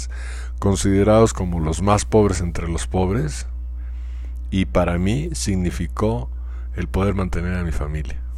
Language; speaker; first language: Spanish; native; Spanish